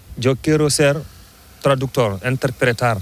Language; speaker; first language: Spanish; non-native, learner; Fula